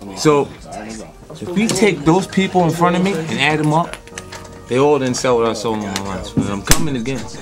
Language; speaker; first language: English; native; English